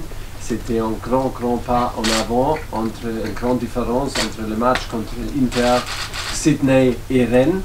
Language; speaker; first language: French; non-native, learner; German